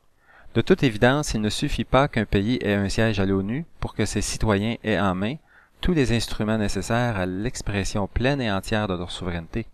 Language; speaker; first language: French; native; French